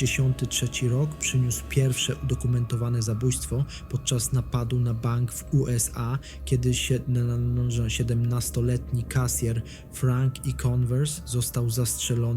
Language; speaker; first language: Polish; native; Polish